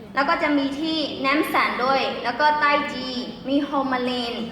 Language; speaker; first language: Thai; non-native, fluent; Burmese